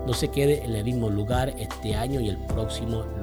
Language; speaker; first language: Spanish; early bilingual, heritage; Spanish